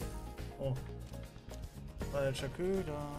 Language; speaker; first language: German; native; German